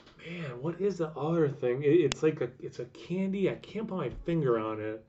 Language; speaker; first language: English; native; English